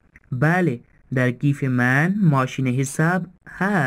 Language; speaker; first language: Persian; non-native, fluent; Urdu